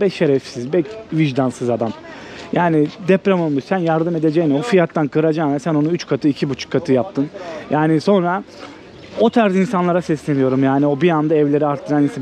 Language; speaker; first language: Turkish; native; Turkish